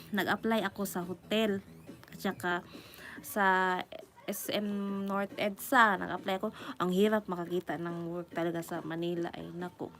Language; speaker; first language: Filipino; non-native, local second language; Cebuano